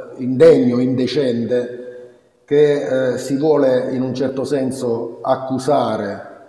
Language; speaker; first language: Italian; native; Italian